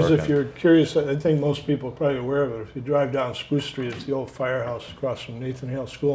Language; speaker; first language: English; native; English